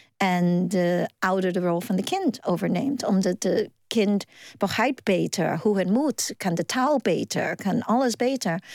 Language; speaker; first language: Dutch; non-native, fluent; Cantonese